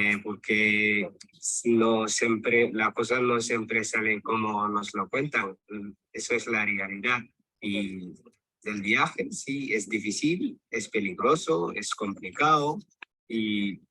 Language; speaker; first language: Spanish; non-native, local second language; Portuguese